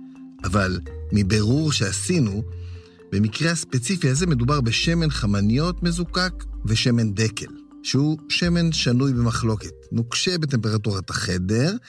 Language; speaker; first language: Hebrew; native; Hebrew